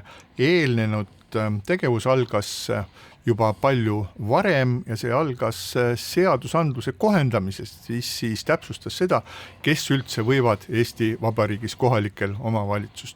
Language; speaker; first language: Estonian; native; Estonian